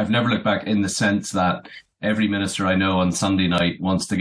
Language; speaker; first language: English; native; English